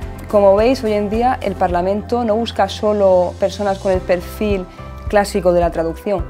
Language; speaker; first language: Spanish; native; Spanish